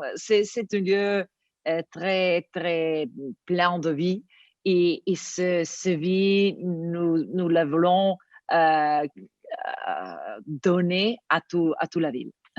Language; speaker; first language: French; non-native, learner; Italian